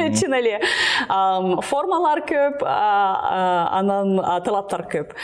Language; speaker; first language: Kyrgyz; non-native, learner; English